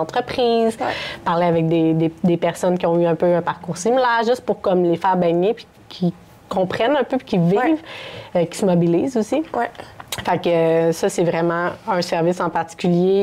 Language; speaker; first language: French; native; French